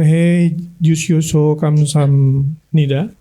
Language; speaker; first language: Korean; non-native, learner; Indonesian